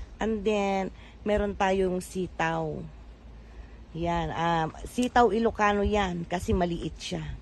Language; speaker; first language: Filipino; non-native, local second language; Iloko